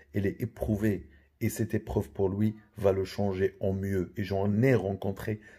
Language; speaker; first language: French; non-native, local second language; Arabic